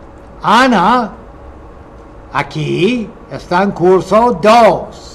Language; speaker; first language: Spanish; non-native, fluent; English